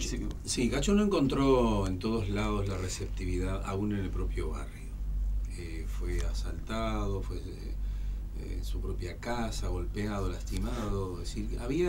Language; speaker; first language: Spanish; native; Spanish